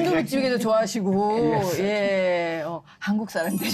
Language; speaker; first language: Korean; native; Korean